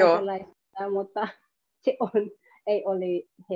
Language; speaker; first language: Finnish; non-native, learner; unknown